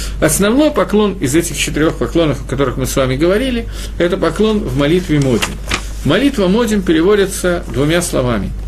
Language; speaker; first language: Russian; native; Russian